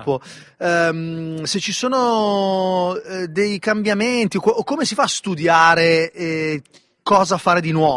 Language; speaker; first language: Italian; native; Italian